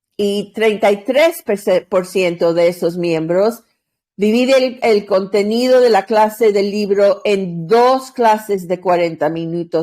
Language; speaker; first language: Spanish; non-native, learner; English